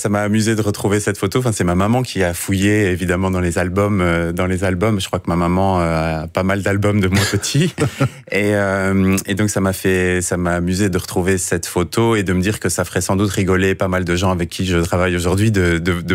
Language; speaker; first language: French; native; French